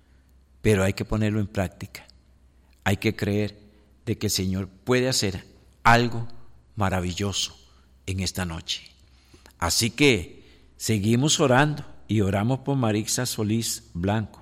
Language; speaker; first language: Spanish; native; Spanish